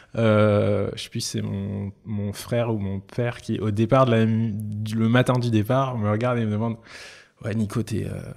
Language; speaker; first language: French; native; French